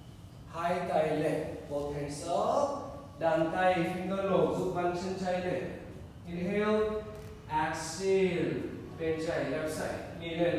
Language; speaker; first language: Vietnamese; non-native, learner; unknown